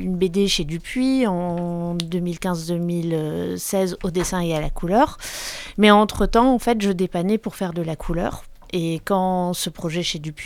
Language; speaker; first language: French; native; French